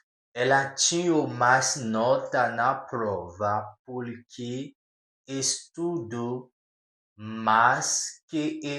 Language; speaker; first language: Portuguese; non-native, learner; Haitian Creole